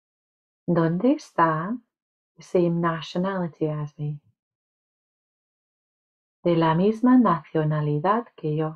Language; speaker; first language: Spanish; non-native, fluent; English